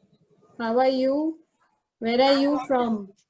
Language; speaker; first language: English; non-native, local second language; Marathi